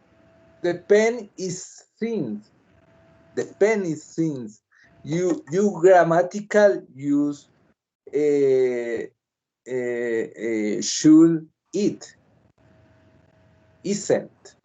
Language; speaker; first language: English; non-native, learner; Spanish